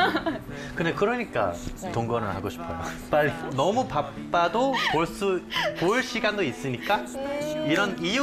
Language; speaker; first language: Korean; non-native, fluent; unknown